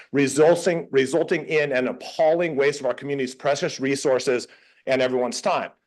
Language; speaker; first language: English; native; English